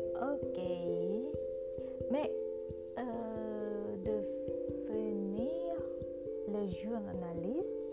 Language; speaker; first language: French; non-native, learner; Indonesian